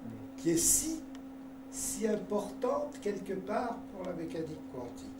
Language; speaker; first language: French; native; French